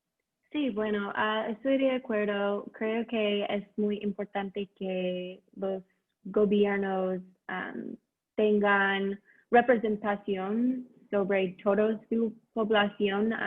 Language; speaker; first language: Spanish; non-native, learner; English